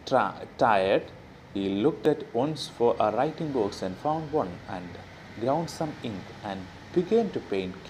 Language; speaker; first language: English; non-native, local second language; Malayalam